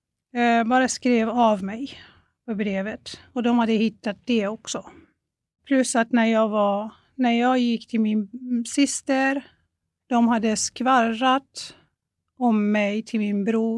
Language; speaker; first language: Swedish; non-native, fluent; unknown